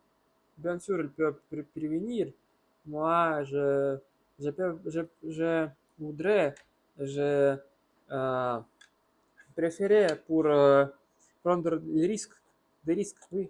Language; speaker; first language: French; non-native, learner; Russian